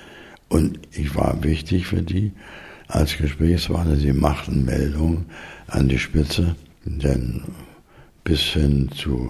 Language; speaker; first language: German; native; German